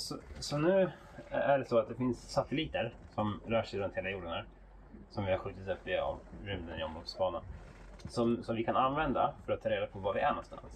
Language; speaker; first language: Swedish; native; Swedish